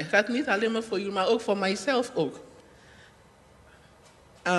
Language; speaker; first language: Dutch; non-native, learner; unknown